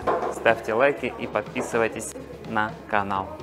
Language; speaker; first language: Russian; native; Russian